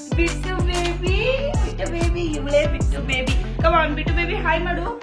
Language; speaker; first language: Kannada; native; Kannada